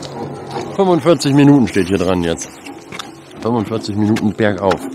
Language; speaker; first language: German; native; German